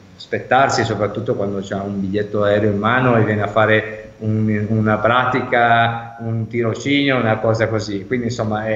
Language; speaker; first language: Italian; native; Italian